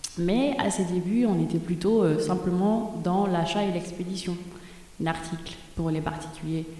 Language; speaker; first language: French; non-native, local second language; Bambara